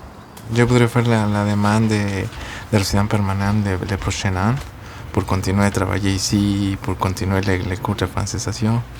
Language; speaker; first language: French; non-native, learner; Spanish